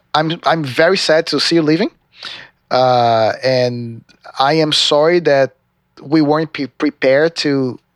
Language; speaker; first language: English; non-native, fluent; Portuguese